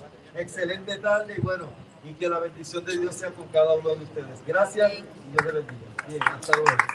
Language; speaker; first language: Spanish; native; Spanish